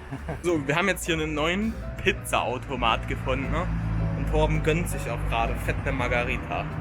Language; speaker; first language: German; native; German